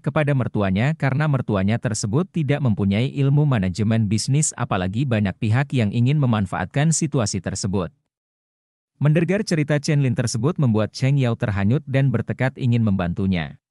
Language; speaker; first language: Indonesian; native; Indonesian